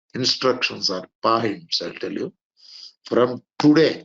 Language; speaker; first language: English; non-native, local second language; Telugu